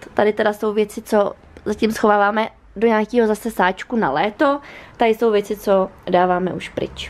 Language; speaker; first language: Czech; native; Czech